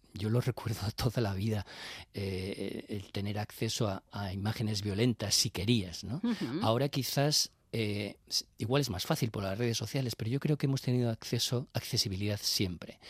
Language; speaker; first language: Spanish; native; Spanish